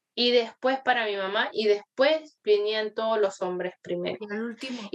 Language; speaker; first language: Spanish; early bilingual, other home language; Korean